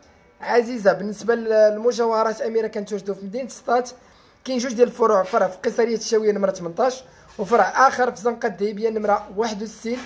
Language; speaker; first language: Arabic; native; Arabic